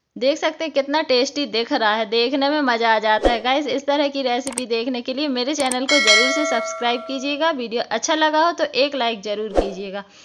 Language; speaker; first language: Hindi; native; Hindi